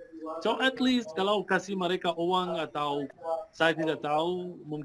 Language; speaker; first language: Indonesian; non-native, fluent; Arabic